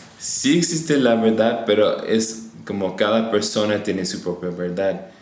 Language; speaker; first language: Spanish; non-native, fluent; English